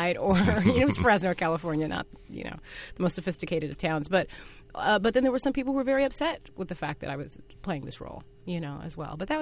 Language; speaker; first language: English; native; English